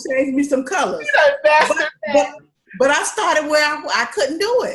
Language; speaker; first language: English; native; English